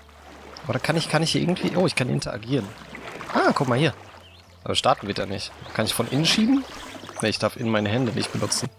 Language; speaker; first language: German; native; German